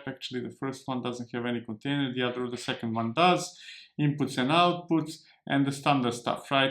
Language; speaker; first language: English; non-native, fluent; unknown